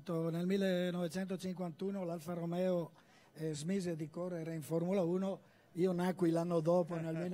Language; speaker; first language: Italian; native; Italian